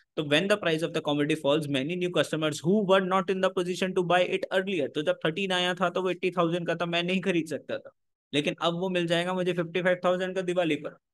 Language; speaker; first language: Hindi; native; Hindi